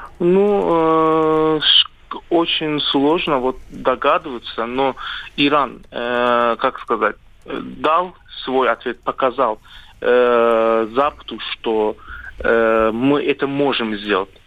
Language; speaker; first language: Russian; non-native, learner; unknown